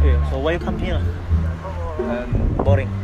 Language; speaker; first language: English; non-native, learner; Indonesian